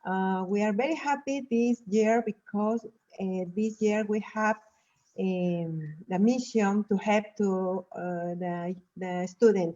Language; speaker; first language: English; non-native, learner; Spanish